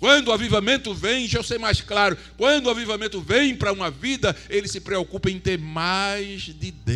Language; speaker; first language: Portuguese; native; Portuguese